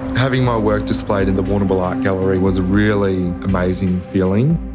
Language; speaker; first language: English; native; English